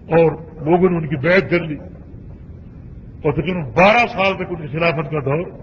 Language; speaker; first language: Urdu; native; Urdu